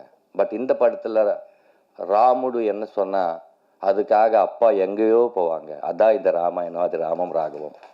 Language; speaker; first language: Tamil; non-native, learner; Telugu